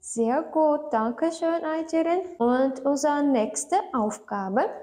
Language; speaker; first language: German; non-native, learner; Turkmen